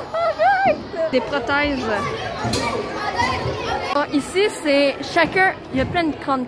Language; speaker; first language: French; native; French